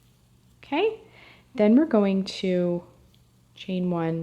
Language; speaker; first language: English; native; English